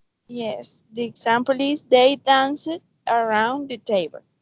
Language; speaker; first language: English; non-native, learner; Spanish